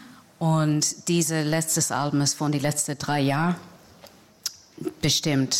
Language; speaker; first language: German; non-native, learner; English